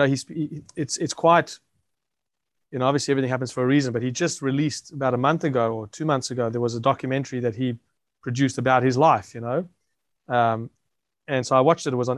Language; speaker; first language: English; native; English